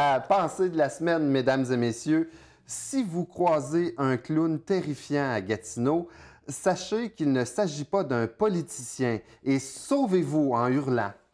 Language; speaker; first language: French; native; French